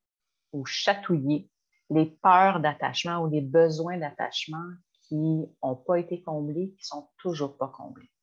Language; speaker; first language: French; native; French